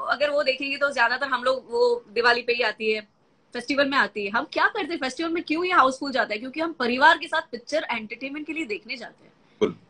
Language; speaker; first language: Hindi; non-native, local second language; Gujarati